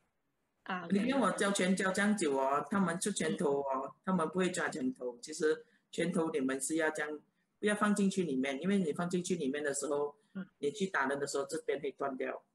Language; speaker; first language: Chinese; native; Chinese